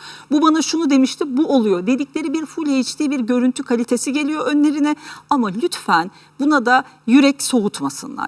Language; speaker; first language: Turkish; native; Turkish